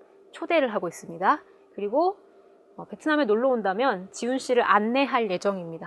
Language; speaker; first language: Korean; native; Korean